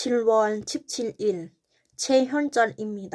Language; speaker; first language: Korean; non-native, learner; Thai